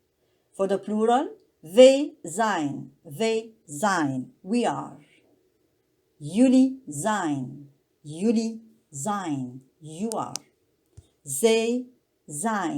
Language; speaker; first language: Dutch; non-native, learner; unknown